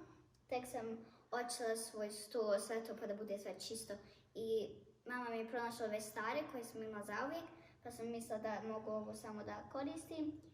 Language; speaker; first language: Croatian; early bilingual, heritage; Bosnian